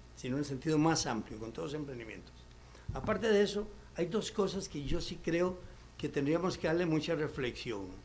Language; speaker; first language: Spanish; native; Spanish